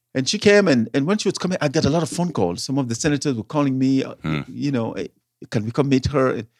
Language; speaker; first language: English; non-native, fluent; Wolof